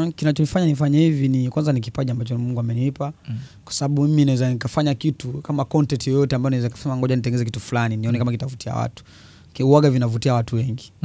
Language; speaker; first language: Swahili; early bilingual, other home language; Bembe